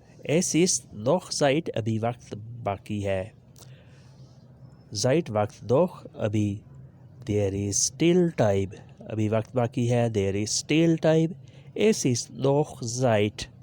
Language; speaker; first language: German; non-native, learner; Urdu